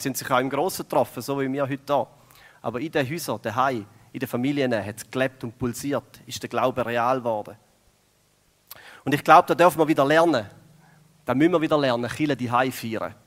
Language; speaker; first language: German; native; German